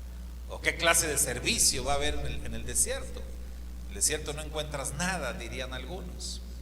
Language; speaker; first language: Spanish; native; Spanish